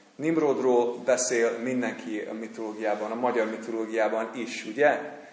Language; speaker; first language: Hungarian; non-native, fluent; English